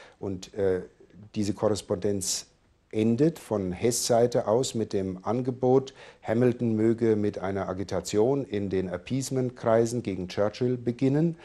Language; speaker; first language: German; native; German